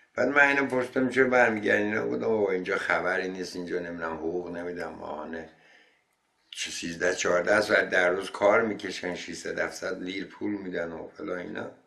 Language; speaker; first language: Persian; non-native, local second language; Azerbaijani